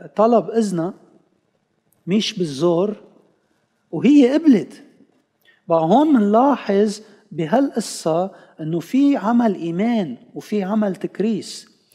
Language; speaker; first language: Arabic; non-native, local second language; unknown